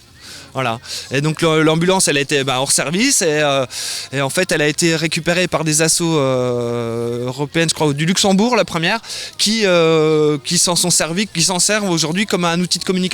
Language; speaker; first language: French; native; French